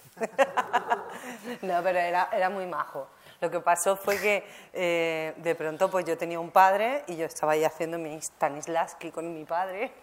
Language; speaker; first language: Spanish; native; Spanish